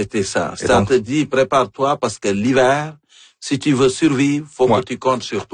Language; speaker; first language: French; native; French